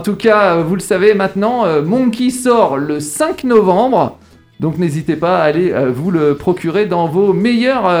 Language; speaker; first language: French; native; French